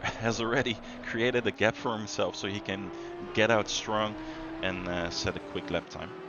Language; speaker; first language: English; non-native, fluent; Dutch